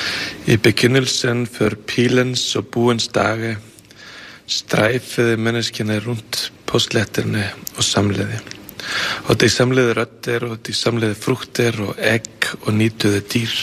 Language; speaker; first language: Danish; non-native, fluent; Icelandic